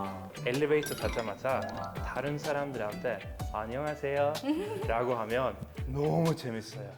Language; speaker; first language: Korean; non-native, fluent; Norwegian